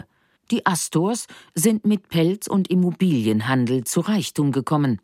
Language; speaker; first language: German; native; German